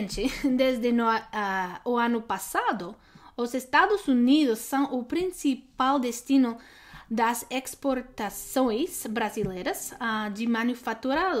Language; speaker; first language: Portuguese; non-native, learner; English